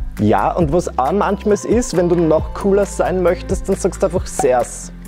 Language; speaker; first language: German; native; German